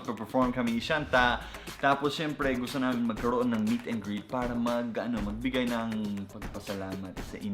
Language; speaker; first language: Filipino; non-native, fluent; English